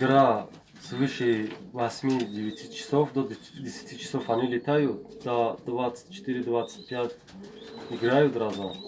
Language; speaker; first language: Russian; non-native, local second language; Tajik